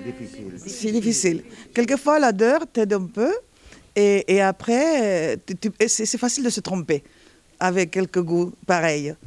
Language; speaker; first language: French; non-native, fluent; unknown